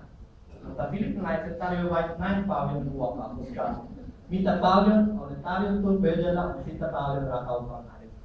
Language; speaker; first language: Finnish; non-native, learner; Filipino